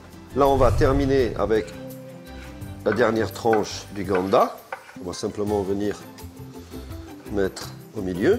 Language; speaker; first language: French; native; French